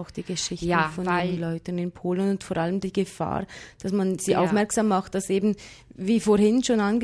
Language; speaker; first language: German; native; German